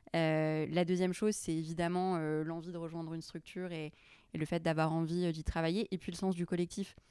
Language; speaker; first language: French; early bilingual, other home language; Arabic